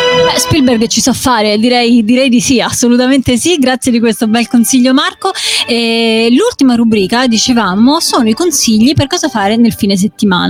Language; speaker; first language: Italian; native; Italian